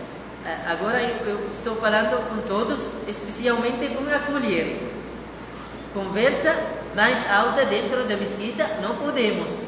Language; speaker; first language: Portuguese; non-native, fluent; Arabic